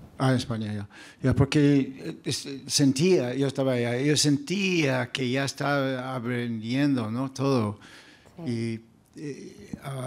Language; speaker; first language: Spanish; non-native, fluent; English